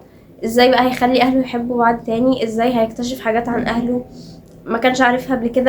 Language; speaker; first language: Arabic; native; Arabic